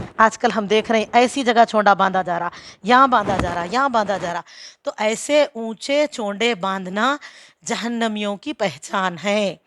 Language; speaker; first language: Urdu; native; Urdu